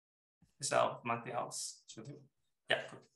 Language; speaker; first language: German; non-native, learner; Chinese